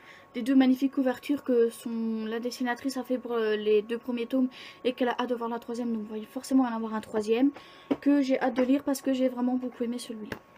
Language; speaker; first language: French; native; French